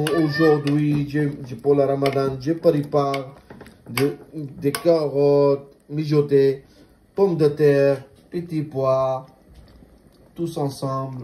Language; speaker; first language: French; non-native, learner; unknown